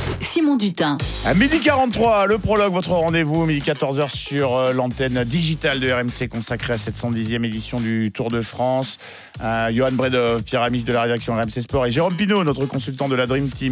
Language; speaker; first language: French; native; French